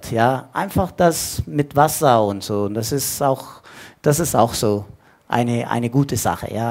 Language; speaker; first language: German; non-native, fluent; Italian